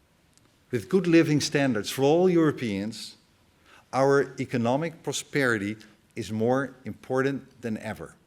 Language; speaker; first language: English; non-native, fluent; Dutch